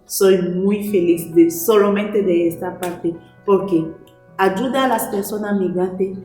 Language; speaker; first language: Spanish; non-native, learner; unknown